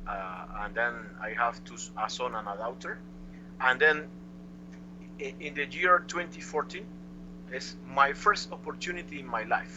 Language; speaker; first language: English; non-native, learner; Spanish